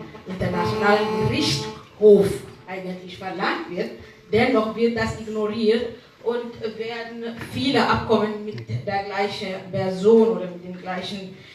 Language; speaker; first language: German; non-native, fluent; Arabic